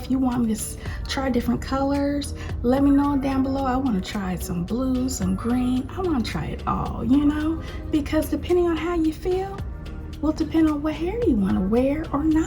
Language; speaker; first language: English; native; English